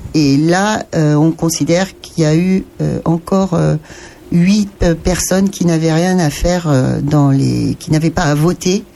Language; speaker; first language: French; native; French